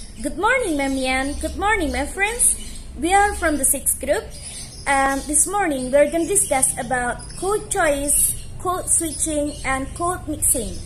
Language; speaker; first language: English; non-native, learner; Javanese